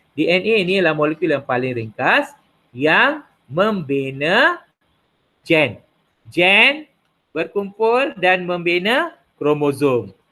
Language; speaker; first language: Malay; non-native, local second language; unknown